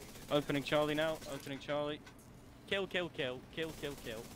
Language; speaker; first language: English; native; English